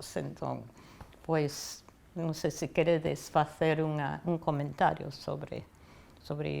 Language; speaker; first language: Galician; non-native, fluent; English